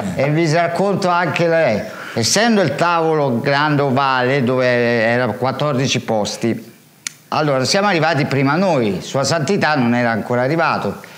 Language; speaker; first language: Italian; native; Italian